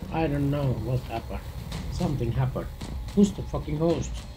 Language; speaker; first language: English; non-native, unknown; Finnish